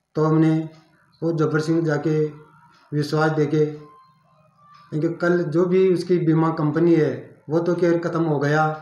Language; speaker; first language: Hindi; native; Hindi